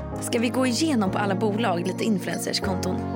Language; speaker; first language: Swedish; native; Swedish